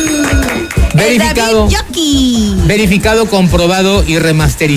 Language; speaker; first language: Spanish; native; Spanish